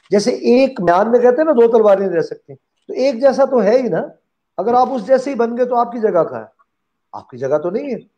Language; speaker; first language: Urdu; non-native, local second language; Punjabi